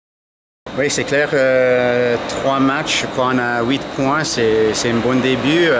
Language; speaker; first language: French; non-native, fluent; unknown